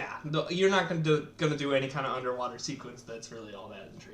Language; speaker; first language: English; native; English